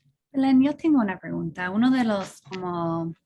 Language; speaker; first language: Spanish; non-native, fluent; English